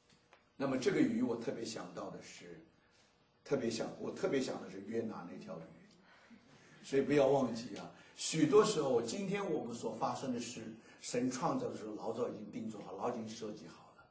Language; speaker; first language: Chinese; native; Chinese